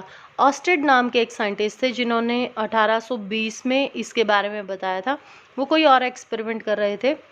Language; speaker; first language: Hindi; native; Hindi